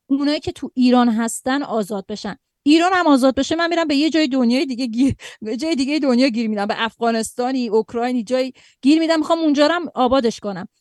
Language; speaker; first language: Persian; native; Persian